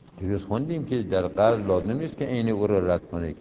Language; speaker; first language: Persian; native; Persian